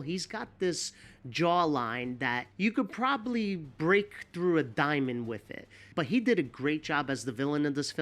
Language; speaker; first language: English; native; English